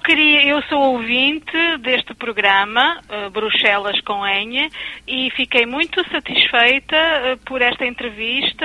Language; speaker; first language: Portuguese; early bilingual, other home language; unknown